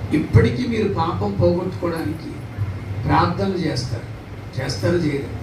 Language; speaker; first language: Telugu; non-native, local second language; Tamil